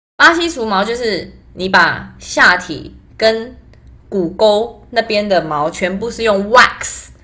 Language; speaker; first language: Chinese; early bilingual, heritage; Chinese